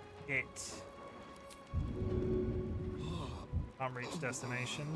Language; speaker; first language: English; native; English